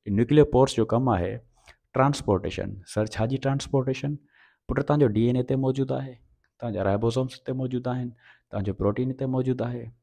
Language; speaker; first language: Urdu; non-native, local second language; Sindhi